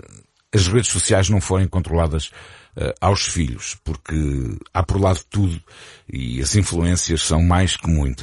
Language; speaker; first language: Portuguese; native; Portuguese